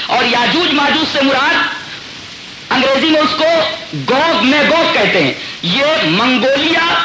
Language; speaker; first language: Urdu; native; Urdu